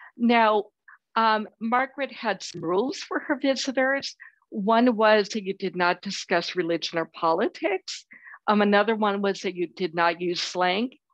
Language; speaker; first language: English; native; English